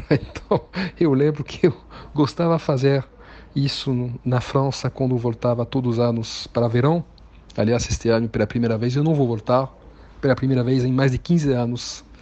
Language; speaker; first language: Portuguese; non-native, fluent; French